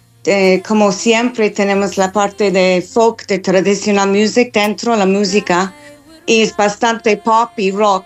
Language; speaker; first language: Spanish; non-native, fluent; English